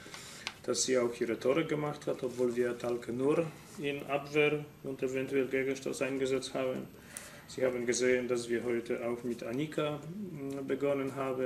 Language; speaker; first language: German; non-native, fluent; Polish